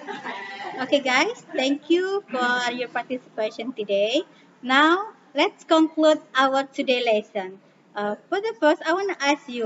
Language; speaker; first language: English; non-native, fluent; Indonesian